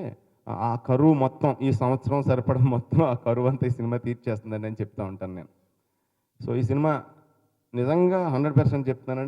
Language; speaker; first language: Telugu; native; Telugu